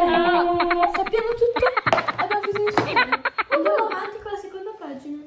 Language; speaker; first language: Italian; native; Italian